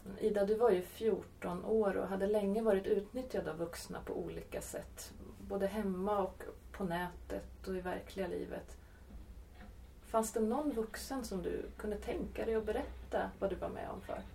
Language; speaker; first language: Swedish; native; Swedish